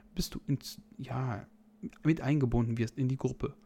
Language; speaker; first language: German; native; German